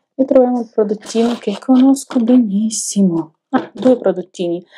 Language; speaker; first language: Italian; non-native, fluent; Ukrainian